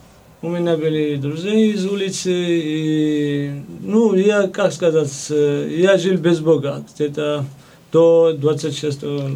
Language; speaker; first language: Russian; non-native, fluent; Georgian